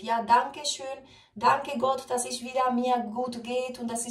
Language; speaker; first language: German; non-native, fluent; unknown